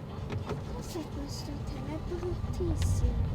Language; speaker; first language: Italian; early bilingual, heritage; Italian